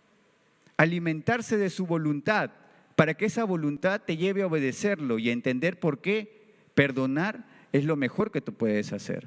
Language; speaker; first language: Spanish; native; Spanish